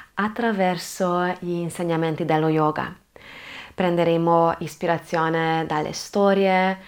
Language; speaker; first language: Italian; non-native, fluent; Hungarian